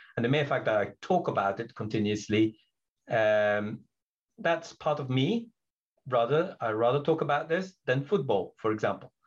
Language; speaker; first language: English; non-native, fluent; Dutch